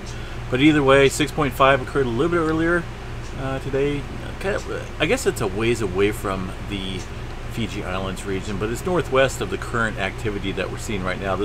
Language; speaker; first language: English; native; English